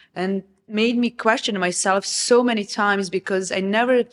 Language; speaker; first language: English; non-native, fluent; Serbian